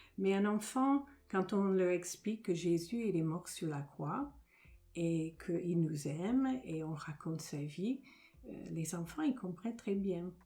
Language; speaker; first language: French; non-native, fluent; English